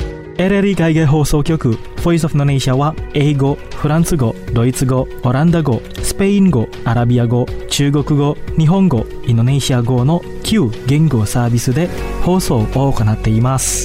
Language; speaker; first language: Japanese; non-native, fluent; Indonesian